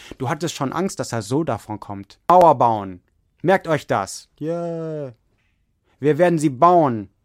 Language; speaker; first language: German; non-native, fluent; English